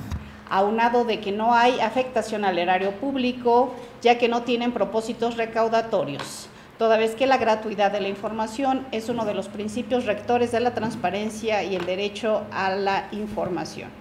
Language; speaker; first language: Spanish; native; Spanish